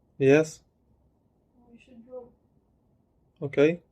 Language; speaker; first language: English; non-native, learner; Polish